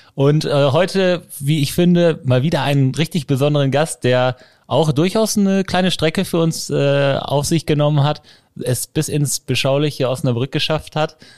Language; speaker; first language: German; native; German